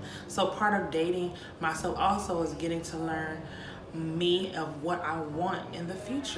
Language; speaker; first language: English; native; English